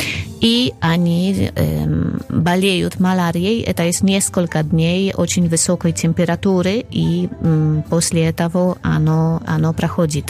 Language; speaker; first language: Russian; non-native, fluent; Polish